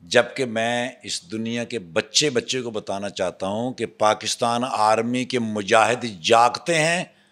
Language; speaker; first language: Urdu; non-native, local second language; Punjabi